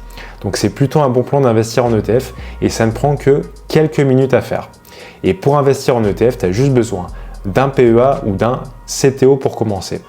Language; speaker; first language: French; native; French